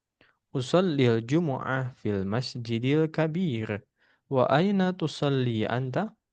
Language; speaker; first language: Arabic; non-native, fluent; Indonesian